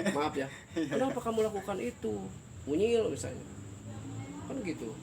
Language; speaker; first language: Indonesian; non-native, local second language; Sundanese